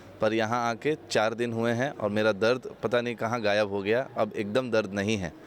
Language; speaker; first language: Hindi; native; Hindi